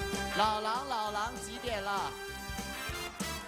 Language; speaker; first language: Chinese; native; Chinese